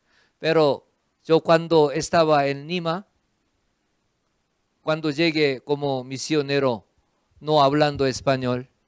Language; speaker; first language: Spanish; non-native, fluent; Korean